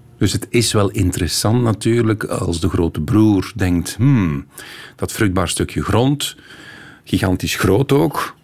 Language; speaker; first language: Dutch; native; Dutch